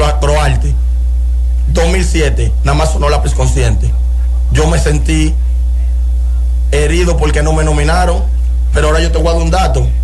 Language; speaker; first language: Spanish; native; Spanish